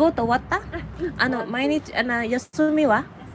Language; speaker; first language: Japanese; non-native, learner; Waray